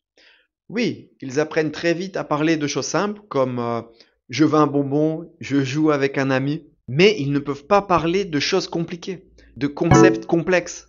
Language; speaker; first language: French; native; French